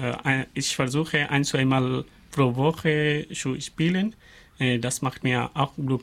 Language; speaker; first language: German; non-native, learner; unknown